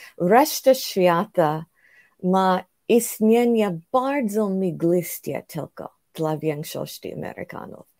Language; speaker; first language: Polish; non-native, fluent; English